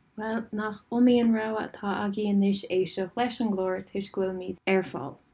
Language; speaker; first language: Irish; non-native, local second language; English